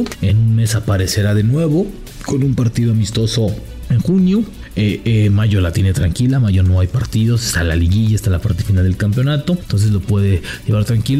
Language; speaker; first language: Spanish; native; Spanish